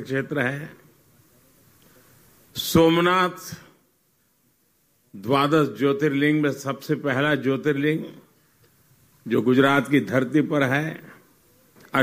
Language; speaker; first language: Hindi; non-native, local second language; Gujarati